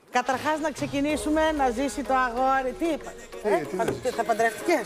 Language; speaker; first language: Greek; native; Greek